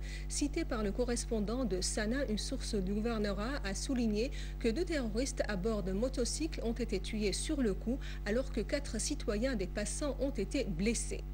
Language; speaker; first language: French; non-native, fluent; Arabic